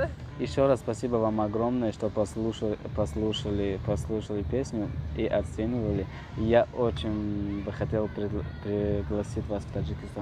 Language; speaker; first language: Russian; non-native, local second language; Tajik